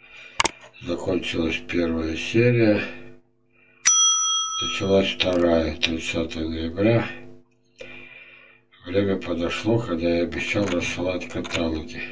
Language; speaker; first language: Russian; native; Russian